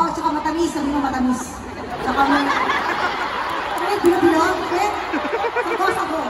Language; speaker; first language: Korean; non-native, learner; Filipino